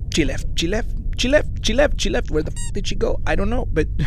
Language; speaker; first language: English; early bilingual, other home language; Spanish